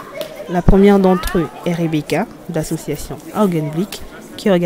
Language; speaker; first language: French; native; French